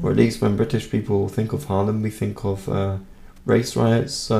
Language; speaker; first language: English; non-native, local second language; Hungarian